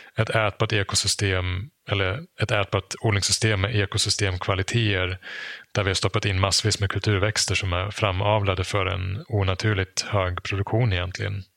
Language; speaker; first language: Swedish; non-native, fluent; German